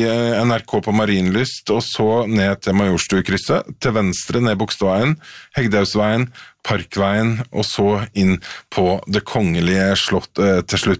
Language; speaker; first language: Norwegian; native; Norwegian